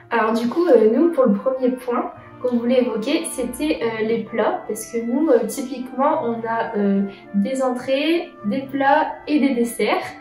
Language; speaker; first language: French; native; French